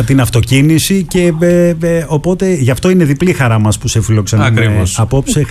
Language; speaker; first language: Greek; native; Greek